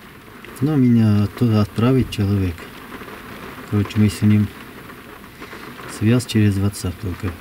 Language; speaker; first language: Russian; non-native, learner; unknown